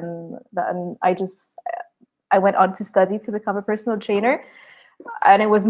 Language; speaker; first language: English; non-native, fluent; Arabic